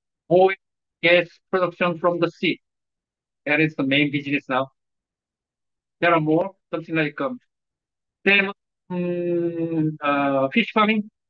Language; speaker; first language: English; non-native, fluent; Korean